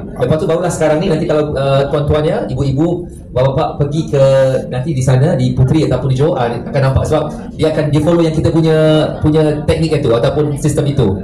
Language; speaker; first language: Malay; native; Malay